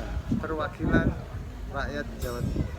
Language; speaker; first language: Indonesian; non-native, local second language; Javanese